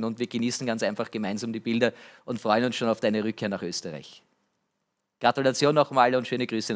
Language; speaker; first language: German; native; German